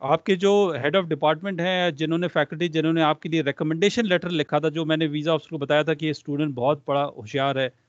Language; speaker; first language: Hindi; non-native, local second language; Punjabi